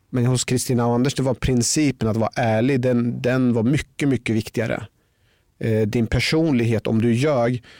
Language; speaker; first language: Swedish; early bilingual, other home language; Persian